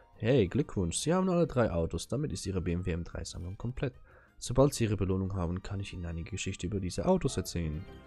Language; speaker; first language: German; native; German